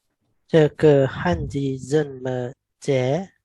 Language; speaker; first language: Chinese; non-native, learner; Malay